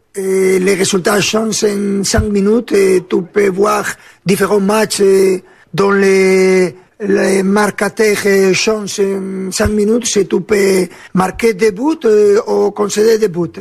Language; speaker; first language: French; non-native, learner; Spanish